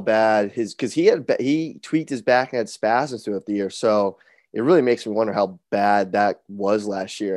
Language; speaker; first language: English; native; English